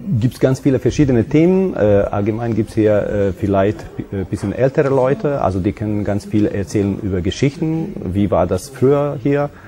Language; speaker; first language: German; non-native, local second language; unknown